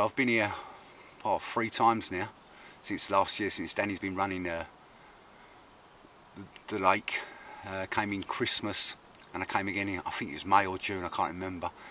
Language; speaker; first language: English; native; English